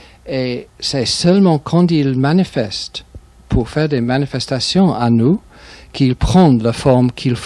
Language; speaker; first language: French; non-native, fluent; English